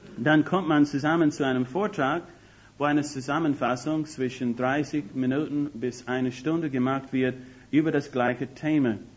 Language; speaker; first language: German; non-native, fluent; English